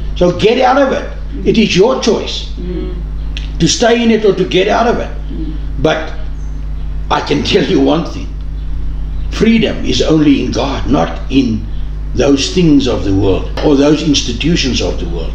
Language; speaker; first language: English; non-native, local second language; Afrikaans